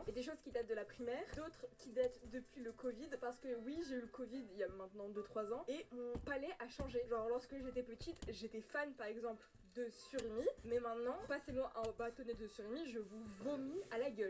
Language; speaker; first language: French; native; French